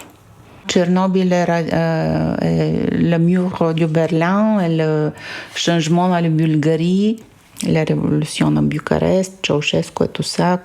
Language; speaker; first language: French; non-native, fluent; Bulgarian